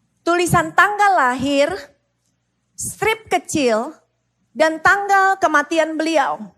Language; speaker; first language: Indonesian; native; Indonesian